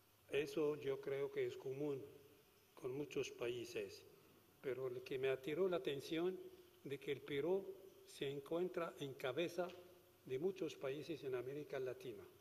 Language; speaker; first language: Spanish; non-native, fluent; Arabic